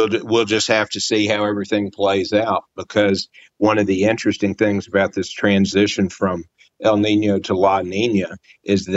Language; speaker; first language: English; native; English